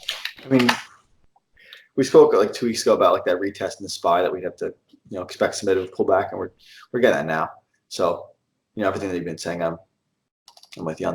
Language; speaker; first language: English; native; English